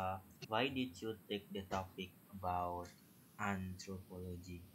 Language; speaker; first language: English; non-native, learner; Indonesian